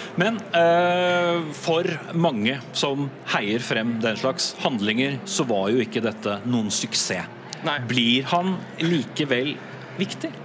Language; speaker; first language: Norwegian; native; Norwegian